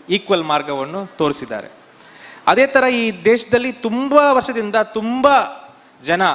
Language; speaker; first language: Kannada; non-native, local second language; Tamil